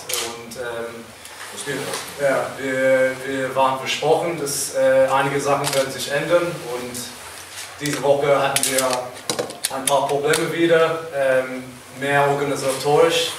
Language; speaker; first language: German; non-native, fluent; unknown